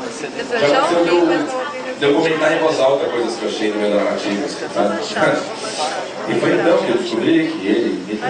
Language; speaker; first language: Portuguese; native; Portuguese